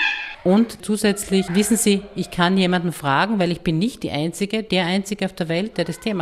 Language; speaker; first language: German; native; German